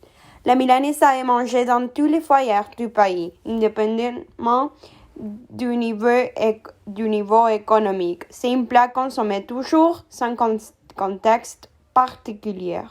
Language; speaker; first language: French; non-native, learner; Spanish